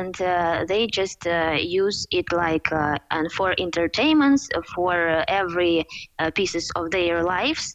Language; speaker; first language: English; non-native, fluent; Ukrainian